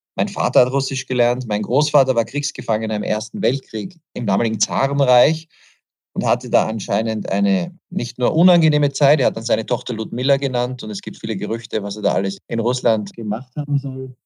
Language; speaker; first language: German; native; German